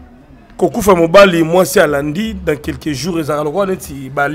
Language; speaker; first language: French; non-native, local second language; Lingala